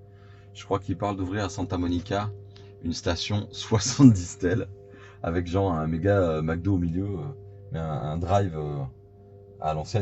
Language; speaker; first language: French; native; French